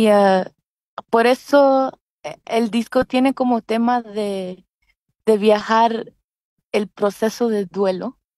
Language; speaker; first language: Spanish; early bilingual, heritage; Spanish